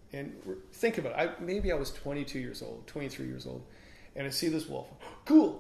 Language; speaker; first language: English; native; English